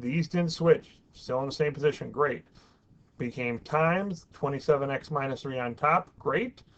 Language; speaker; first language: English; native; English